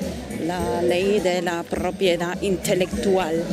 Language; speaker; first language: Spanish; non-native, fluent; German